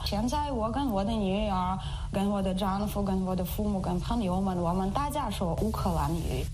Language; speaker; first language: Chinese; non-native, learner; Ukrainian